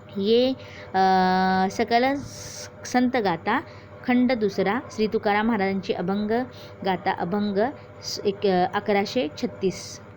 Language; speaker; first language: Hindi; non-native, local second language; Marathi